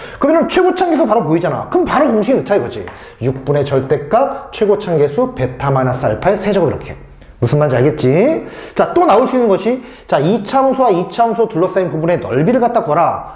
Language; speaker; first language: Korean; native; Korean